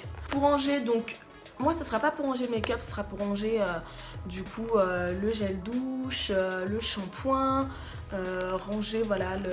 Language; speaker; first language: French; native; French